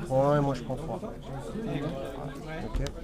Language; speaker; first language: French; native; French